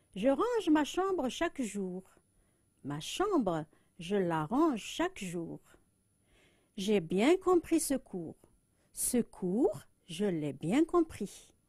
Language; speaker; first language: French; non-native, local second language; Arabic